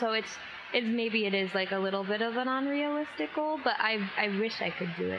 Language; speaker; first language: English; native; English